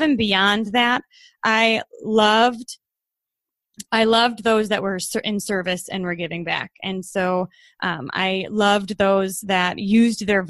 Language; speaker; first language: English; native; English